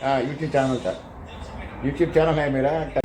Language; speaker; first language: Hindi; non-native, local second language; Telugu